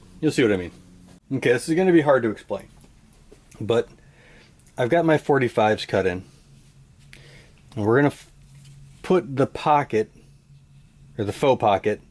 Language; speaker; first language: English; native; English